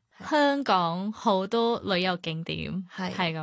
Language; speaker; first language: Cantonese; non-native, fluent; Thai